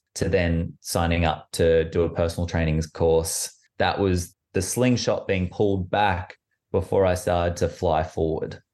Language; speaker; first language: English; native; English